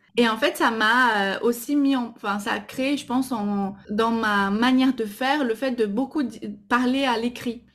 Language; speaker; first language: French; non-native, fluent; Portuguese